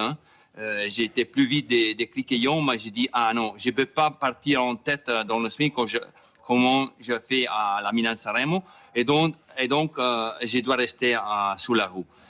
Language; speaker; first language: French; non-native, fluent; Italian